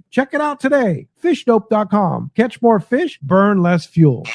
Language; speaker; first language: English; native; English